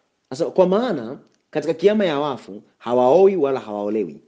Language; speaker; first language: Swahili; native; Swahili